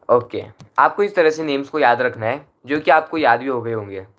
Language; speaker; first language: Hindi; non-native, local second language; Marathi